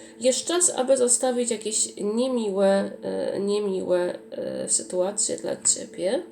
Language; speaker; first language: Polish; native; Polish